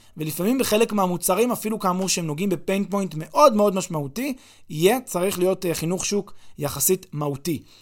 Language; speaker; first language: Hebrew; native; Hebrew